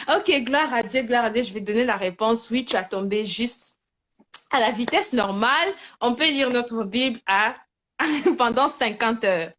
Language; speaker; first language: French; native; French